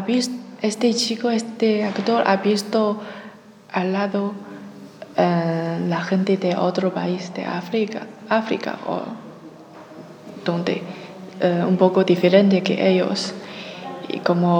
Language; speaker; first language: Spanish; non-native, learner; Chinese